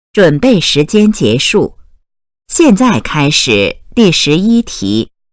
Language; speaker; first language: Chinese; native; Chinese